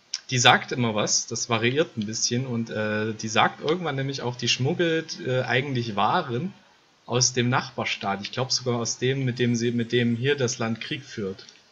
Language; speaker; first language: German; native; German